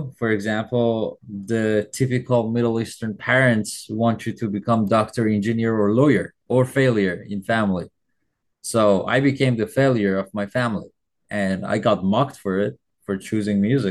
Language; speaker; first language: English; non-native, fluent; Persian